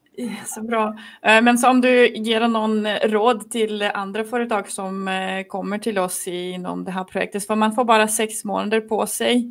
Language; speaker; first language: Swedish; non-native, fluent; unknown